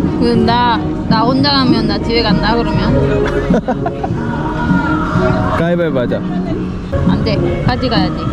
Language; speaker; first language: Korean; non-native, learner; Spanish